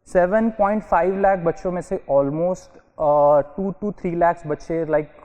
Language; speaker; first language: Hindi; non-native, fluent; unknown